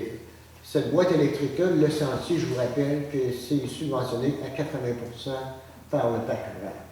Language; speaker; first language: French; native; French